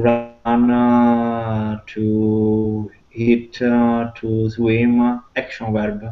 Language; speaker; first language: English; non-native, fluent; Italian